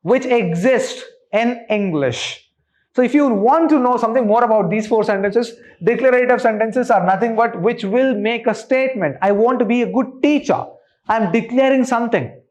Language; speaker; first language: English; non-native, local second language; Kannada